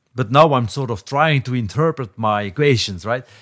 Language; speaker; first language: English; non-native, fluent; Dutch